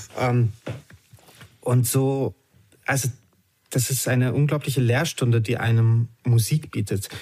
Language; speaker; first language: German; early bilingual, other home language; Romanian